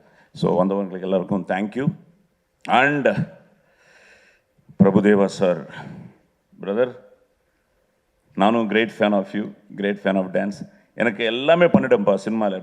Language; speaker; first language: Tamil; non-native, local second language; Telugu